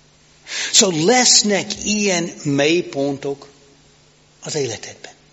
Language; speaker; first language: Hungarian; non-native, fluent; English